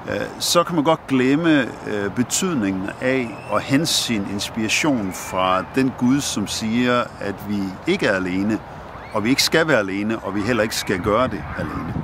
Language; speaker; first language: Danish; native; Danish